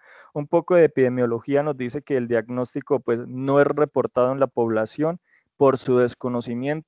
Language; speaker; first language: Spanish; native; Spanish